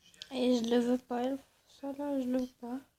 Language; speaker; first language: French; native; French